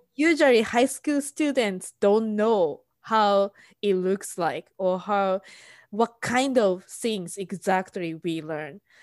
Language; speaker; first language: English; non-native, fluent; Japanese